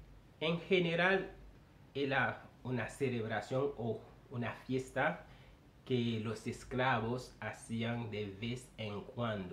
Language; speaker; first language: Spanish; non-native, fluent; Haitian Creole